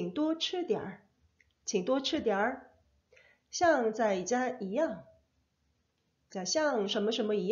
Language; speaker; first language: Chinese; non-native, fluent; Korean